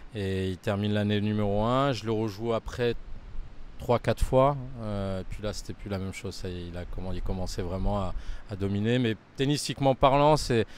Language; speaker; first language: French; native; French